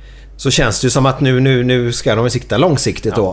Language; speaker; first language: Swedish; native; Swedish